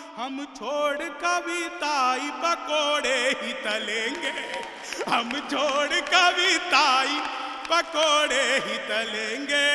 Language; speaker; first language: Hindi; native; Hindi